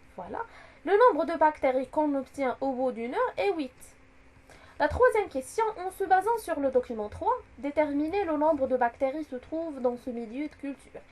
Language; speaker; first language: French; non-native, local second language; Arabic